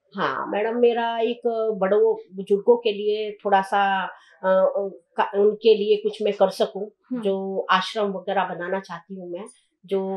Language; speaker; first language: Hindi; native; Hindi